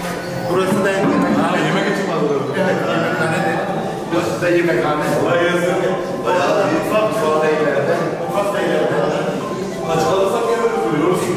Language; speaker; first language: Turkish; non-native, local second language; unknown